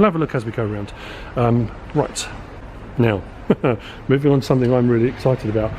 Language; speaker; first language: English; native; English